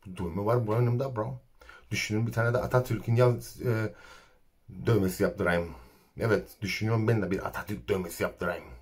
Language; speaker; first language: Turkish; native; Turkish